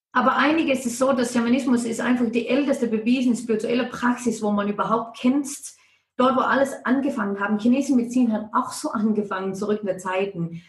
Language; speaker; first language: German; non-native, fluent; Danish